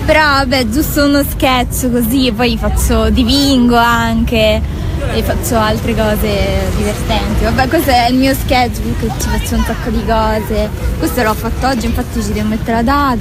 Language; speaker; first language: Italian; early bilingual, other home language; Arabic